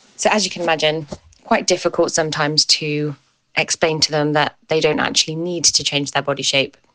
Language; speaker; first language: English; native; English